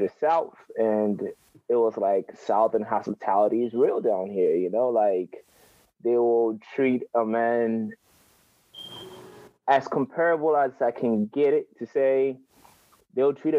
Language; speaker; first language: English; non-native, local second language; Akan